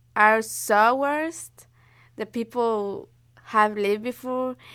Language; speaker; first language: English; non-native, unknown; Spanish